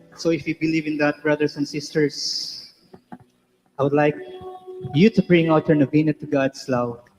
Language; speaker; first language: English; non-native, local second language; Filipino